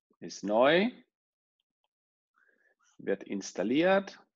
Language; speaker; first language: German; non-native, fluent; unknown